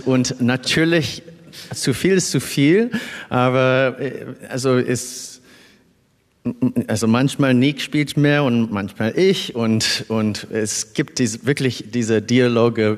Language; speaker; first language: German; non-native, fluent; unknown